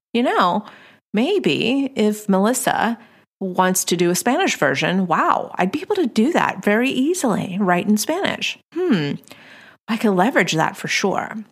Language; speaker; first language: English; early bilingual, other home language; Spanish